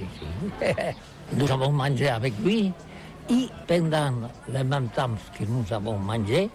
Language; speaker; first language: French; non-native, learner; Catalan